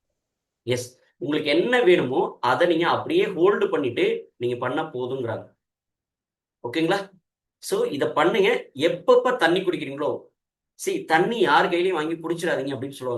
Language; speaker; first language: Tamil; native; Tamil